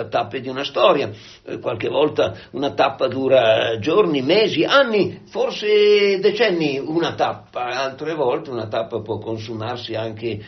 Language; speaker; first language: Italian; native; Italian